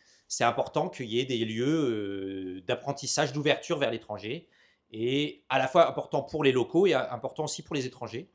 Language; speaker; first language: French; native; French